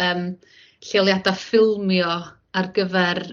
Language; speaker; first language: Welsh; native; Welsh